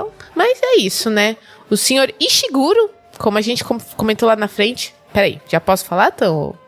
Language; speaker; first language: Portuguese; native; Portuguese